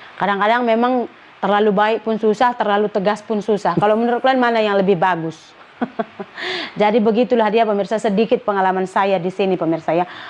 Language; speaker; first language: Indonesian; native; Indonesian